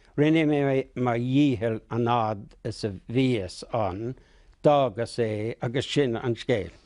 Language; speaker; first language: Irish; non-native, local second language; English